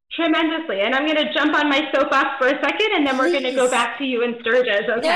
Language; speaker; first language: English; native; English